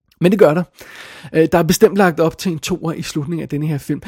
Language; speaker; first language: Danish; native; Danish